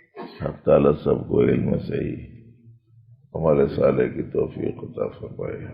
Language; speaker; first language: Urdu; native; Urdu